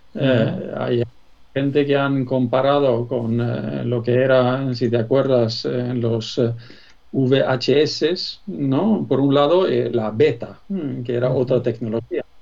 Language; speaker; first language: Spanish; non-native, fluent; Swedish